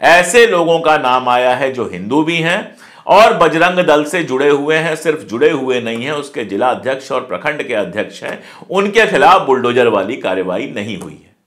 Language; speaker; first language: Hindi; native; Hindi